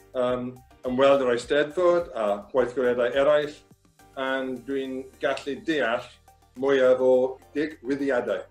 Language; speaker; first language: Welsh; non-native, fluent; English